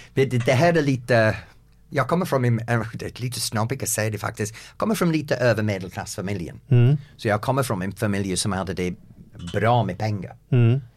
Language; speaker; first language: Swedish; non-native, fluent; English